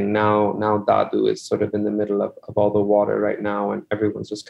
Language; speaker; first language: English; non-native, local second language; Urdu